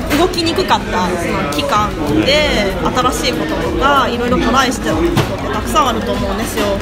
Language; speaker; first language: Japanese; native; Japanese